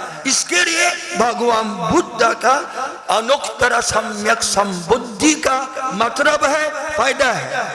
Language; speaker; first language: Hindi; non-native, learner; Japanese